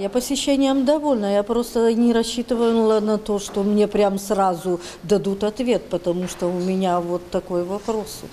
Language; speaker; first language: Russian; native; Russian